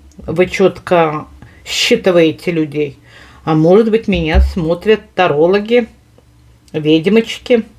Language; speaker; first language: Russian; native; Russian